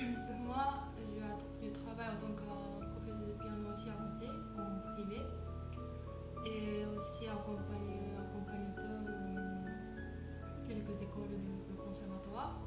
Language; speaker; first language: French; non-native, learner; Japanese